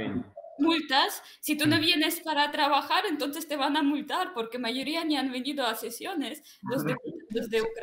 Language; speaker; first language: Spanish; non-native, fluent; Russian